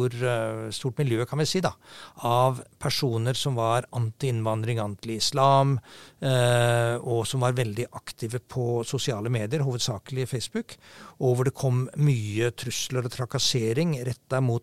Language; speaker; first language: Norwegian; native; Norwegian